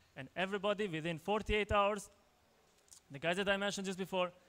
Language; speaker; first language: English; non-native, fluent; Albanian